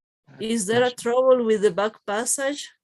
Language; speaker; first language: English; non-native, fluent; Spanish